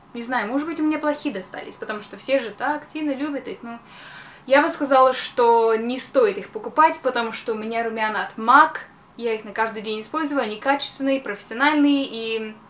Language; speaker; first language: Russian; early bilingual, heritage; Russian